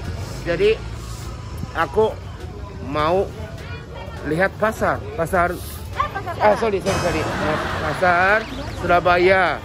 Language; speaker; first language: Indonesian; non-native, learner; Japanese